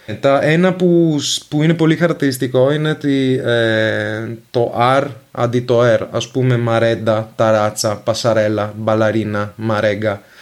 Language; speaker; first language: Greek; non-native, fluent; Venetian